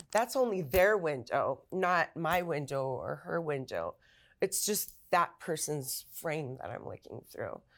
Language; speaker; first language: English; native; English